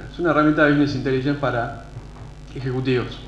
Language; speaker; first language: Spanish; native; Spanish